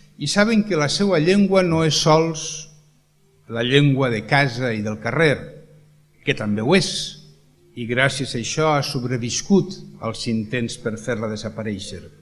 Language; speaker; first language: Catalan; native; Catalan